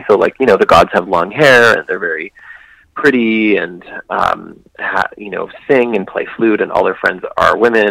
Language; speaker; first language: English; native; English